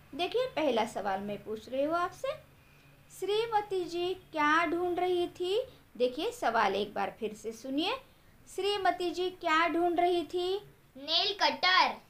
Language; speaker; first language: Hindi; non-native, local second language; Marathi